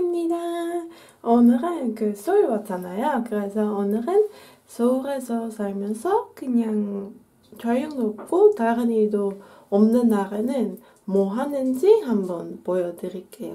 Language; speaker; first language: Korean; non-native, fluent; Dutch